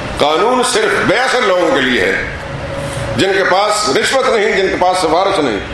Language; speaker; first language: Urdu; native; Urdu